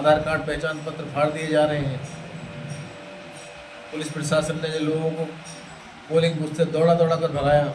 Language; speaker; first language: Hindi; native; Hindi